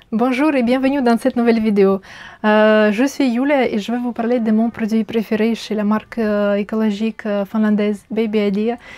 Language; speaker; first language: French; non-native, fluent; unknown